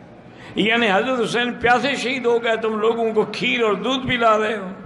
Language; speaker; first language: Urdu; native; Urdu